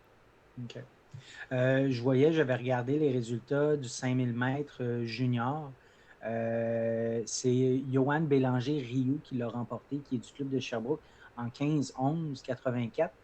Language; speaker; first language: French; native; French